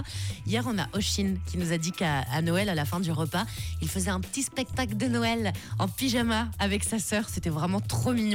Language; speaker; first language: French; native; French